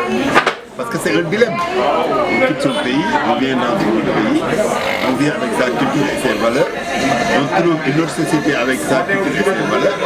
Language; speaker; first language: French; non-native, local second language; Wolof